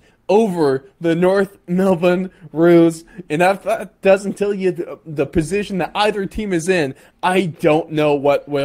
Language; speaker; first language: English; native; English